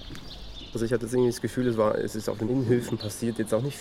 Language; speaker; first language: German; native; German